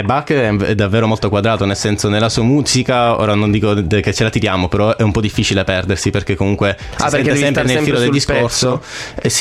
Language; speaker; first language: Italian; native; Italian